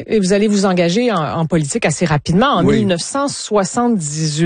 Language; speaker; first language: French; native; French